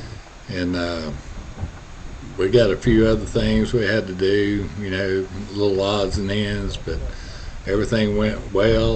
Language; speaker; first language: English; native; English